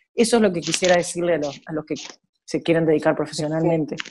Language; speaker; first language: Spanish; native; Spanish